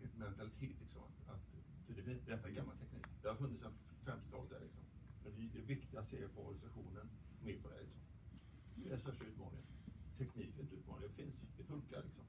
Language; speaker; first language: Swedish; native; Swedish